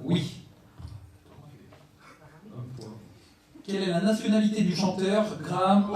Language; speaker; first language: French; native; French